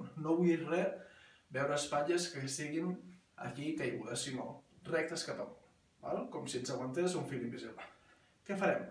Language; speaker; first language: Catalan; native; Catalan